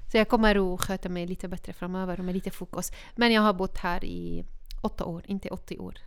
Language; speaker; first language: Swedish; non-native, fluent; Arabic